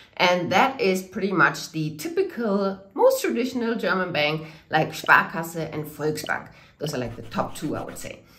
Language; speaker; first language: English; non-native, fluent; German